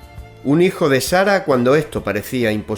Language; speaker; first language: Spanish; native; Spanish